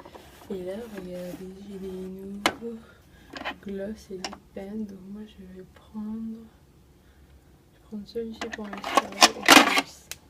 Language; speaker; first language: French; native; French